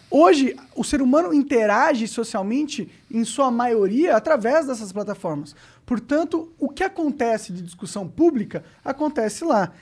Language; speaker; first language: Portuguese; native; Portuguese